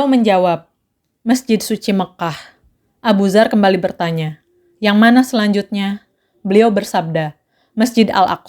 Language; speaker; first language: Indonesian; native; Indonesian